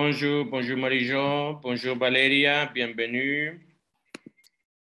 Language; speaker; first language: French; non-native, learner; Spanish